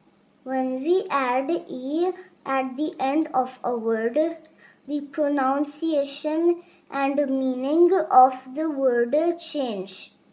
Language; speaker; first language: English; non-native, local second language; Urdu